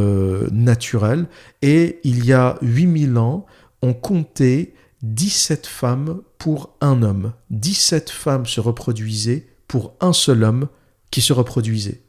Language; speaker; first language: French; native; French